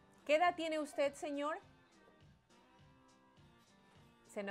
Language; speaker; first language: Spanish; native; Spanish